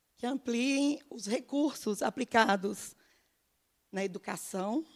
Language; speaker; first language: Portuguese; native; Portuguese